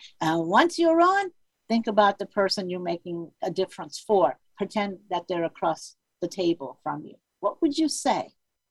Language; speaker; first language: English; non-native, fluent; Armenian